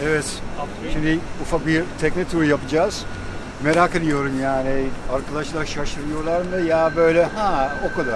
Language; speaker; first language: Turkish; non-native, fluent; Dutch